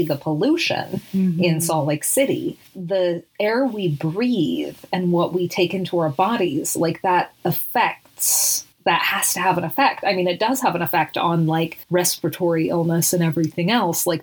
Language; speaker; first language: English; native; English